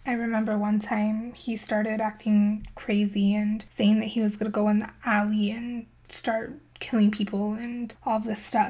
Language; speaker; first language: English; native; English